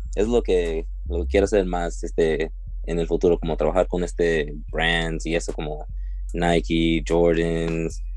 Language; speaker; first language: Spanish; early bilingual, heritage; Spanish